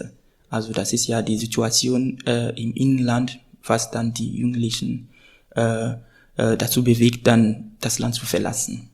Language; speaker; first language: German; non-native, fluent; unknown